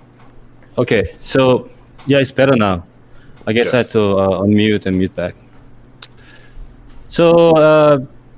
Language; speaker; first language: English; non-native, fluent; Korean